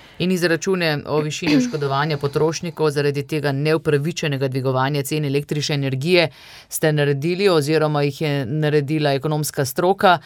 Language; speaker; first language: Slovenian; native; Slovenian